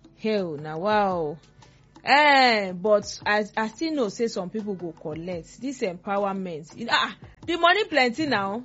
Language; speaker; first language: Nigerian Pidgin; non-native, local second language; Yoruba